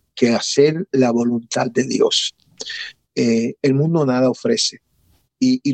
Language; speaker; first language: Spanish; early bilingual, heritage; Spanish